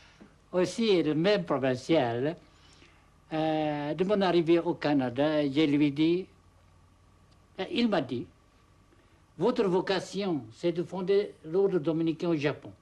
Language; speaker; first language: French; non-native, fluent; Japanese